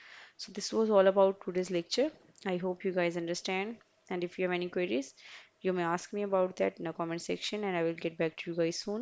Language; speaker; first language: English; non-native, local second language; Urdu